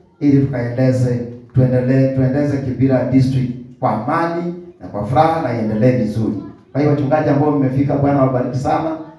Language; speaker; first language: Swahili; native; Swahili